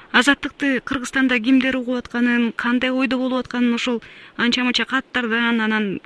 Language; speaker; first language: Kyrgyz; native; Kyrgyz